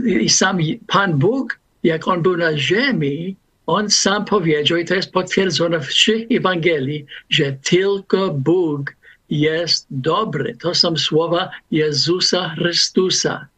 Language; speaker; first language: Polish; non-native, fluent; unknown